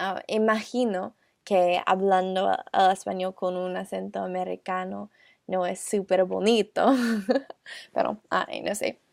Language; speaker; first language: Spanish; non-native, learner; English